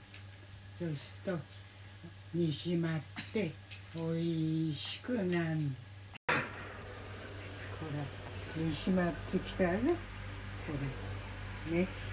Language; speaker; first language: Japanese; native; Japanese